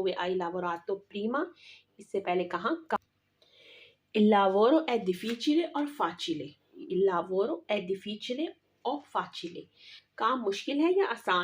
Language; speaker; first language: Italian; non-native, learner; Urdu